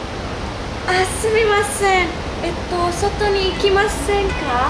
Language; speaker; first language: Japanese; non-native, learner; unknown